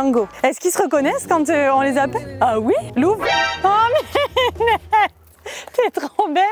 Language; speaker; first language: French; native; French